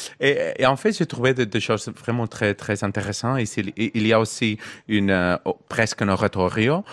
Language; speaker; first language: French; non-native, learner; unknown